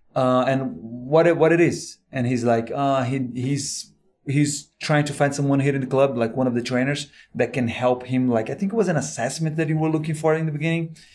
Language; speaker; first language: English; non-native, fluent; Portuguese